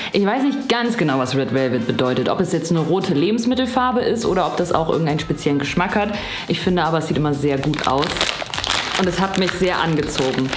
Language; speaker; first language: German; early bilingual, other home language; Polish